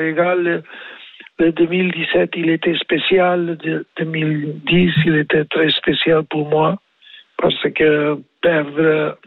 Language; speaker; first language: French; non-native, learner; Spanish